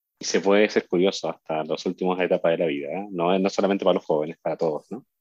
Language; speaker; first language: Spanish; native; Spanish